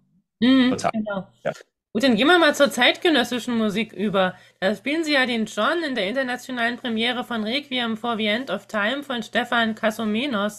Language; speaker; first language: German; native; German